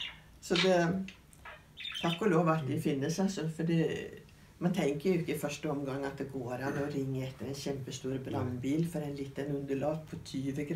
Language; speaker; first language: Norwegian; native; Norwegian